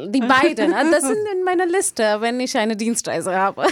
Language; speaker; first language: German; non-native, learner; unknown